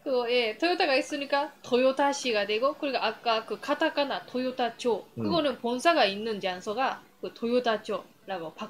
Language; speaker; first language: Korean; non-native, fluent; Japanese